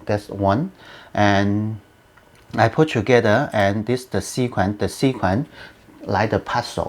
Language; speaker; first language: English; non-native, learner; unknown